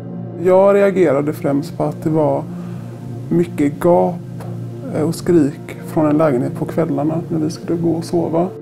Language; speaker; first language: Swedish; native; Swedish